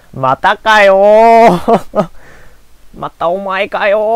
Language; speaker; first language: Japanese; native; Japanese